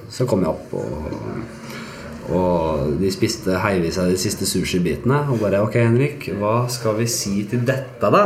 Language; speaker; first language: Norwegian; native; Norwegian